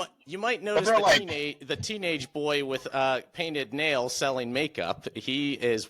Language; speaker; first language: English; native; English